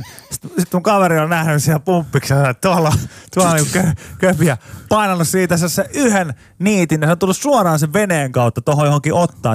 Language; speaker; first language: Finnish; native; Finnish